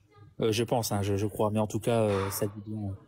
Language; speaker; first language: French; native; French